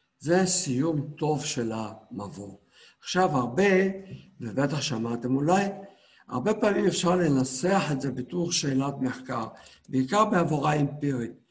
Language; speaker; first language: Hebrew; native; Hebrew